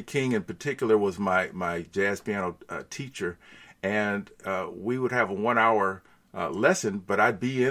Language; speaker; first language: English; native; English